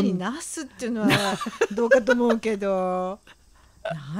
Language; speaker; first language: Japanese; native; Japanese